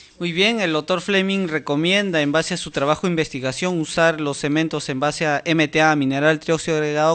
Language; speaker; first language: Spanish; native; Spanish